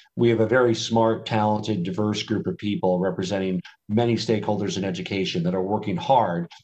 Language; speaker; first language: English; native; English